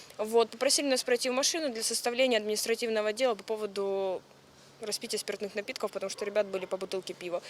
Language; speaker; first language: Russian; native; Russian